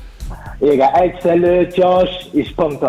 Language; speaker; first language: Hungarian; non-native, learner; Chinese